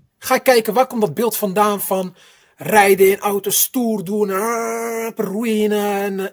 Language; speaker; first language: Dutch; early bilingual, other home language; Arabic